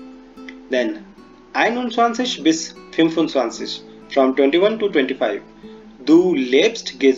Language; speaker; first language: German; non-native, fluent; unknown